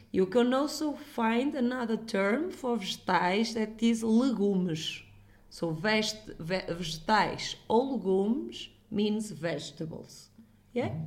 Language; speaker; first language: English; non-native, fluent; Portuguese